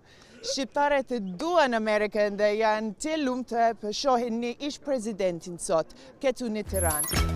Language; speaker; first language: Albanian; non-native, learner; English